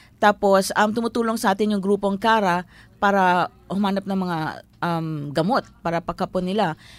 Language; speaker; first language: Filipino; native; Filipino